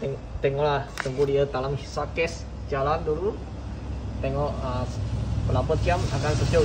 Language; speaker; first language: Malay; non-native, local second language; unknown